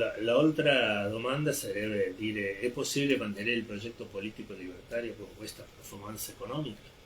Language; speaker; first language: Italian; non-native, fluent; Spanish